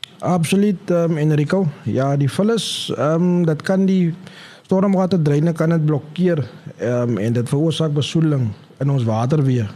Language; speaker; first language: Afrikaans; native; Afrikaans